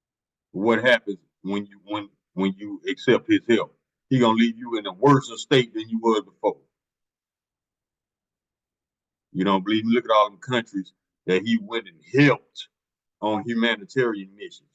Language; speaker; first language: English; native; English